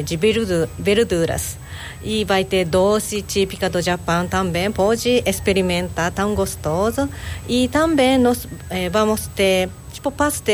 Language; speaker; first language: Portuguese; non-native, learner; Japanese